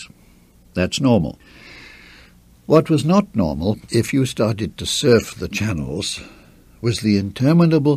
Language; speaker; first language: English; native; English